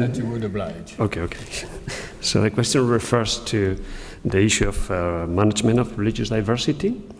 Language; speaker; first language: English; non-native, fluent; Spanish